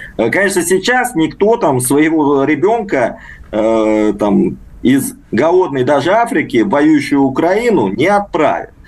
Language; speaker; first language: Russian; native; Russian